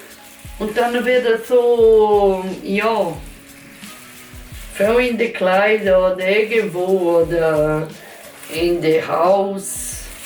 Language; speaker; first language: German; non-native, learner; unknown